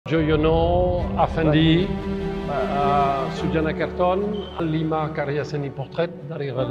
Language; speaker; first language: Indonesian; non-native, fluent; French